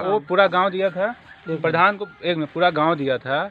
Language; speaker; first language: Hindi; native; Hindi